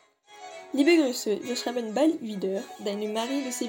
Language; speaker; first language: German; non-native, learner; French